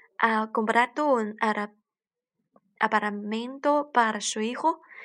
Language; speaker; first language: Spanish; non-native, learner; Chinese